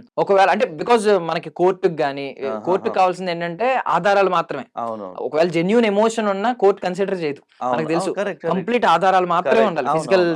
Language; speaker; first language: Telugu; native; Telugu